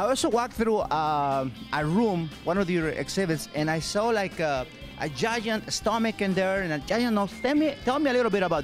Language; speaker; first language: English; non-native, fluent; Spanish